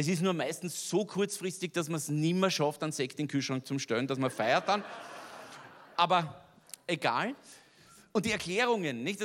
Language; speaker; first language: German; native; German